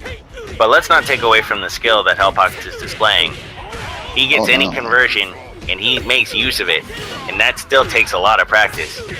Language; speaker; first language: English; native; English